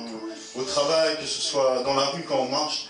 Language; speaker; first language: French; native; French